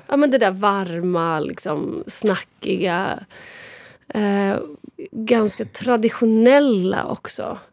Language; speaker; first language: Swedish; native; Swedish